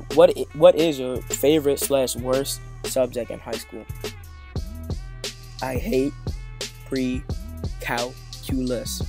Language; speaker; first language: English; native; English